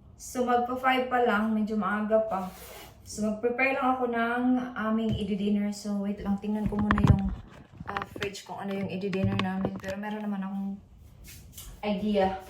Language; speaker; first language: Filipino; non-native, local second language; Cebuano